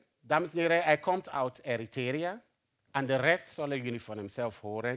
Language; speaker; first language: Dutch; non-native, fluent; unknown